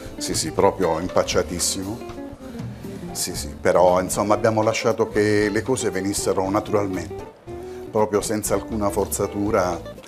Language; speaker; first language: Italian; native; Italian